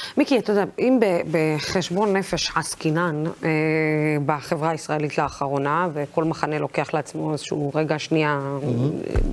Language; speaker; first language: Hebrew; non-native, local second language; Arabic